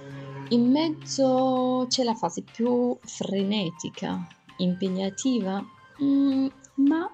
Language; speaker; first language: Italian; non-native, fluent; Arabic